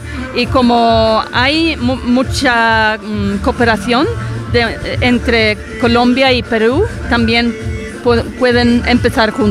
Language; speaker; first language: Spanish; non-native, fluent; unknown